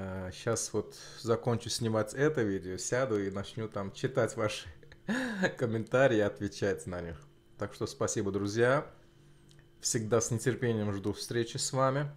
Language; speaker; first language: Russian; non-native, local second language; Azerbaijani